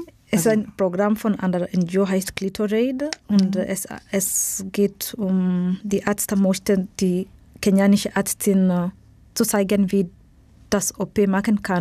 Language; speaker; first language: German; non-native, learner; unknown